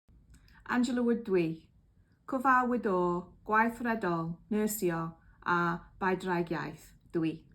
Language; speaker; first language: Welsh; non-native, learner; English